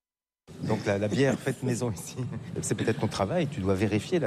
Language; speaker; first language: French; native; French